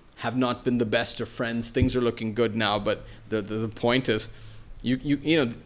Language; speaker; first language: English; non-native, local second language; Malayalam